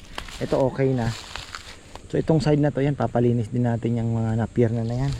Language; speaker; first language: Filipino; native; Filipino